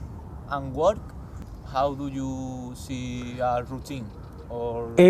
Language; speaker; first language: English; non-native, learner; Spanish